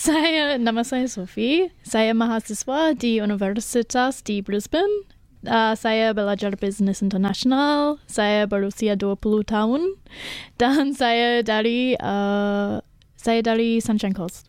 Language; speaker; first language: Indonesian; non-native, learner; English